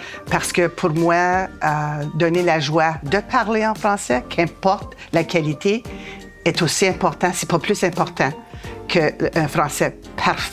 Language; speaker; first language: French; native; French